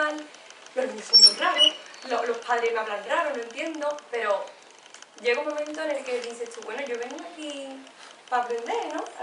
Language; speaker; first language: Spanish; native; Spanish